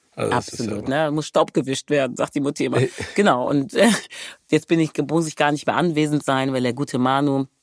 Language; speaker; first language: German; native; German